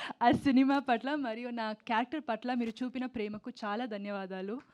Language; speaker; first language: Telugu; non-native, learner; Tamil